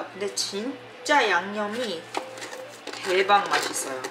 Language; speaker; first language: Korean; early bilingual, heritage; Korean